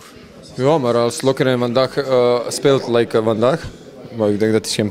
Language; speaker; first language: Dutch; non-native, learner; Serbian